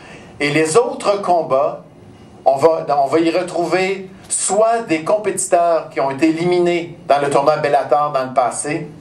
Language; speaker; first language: French; native; French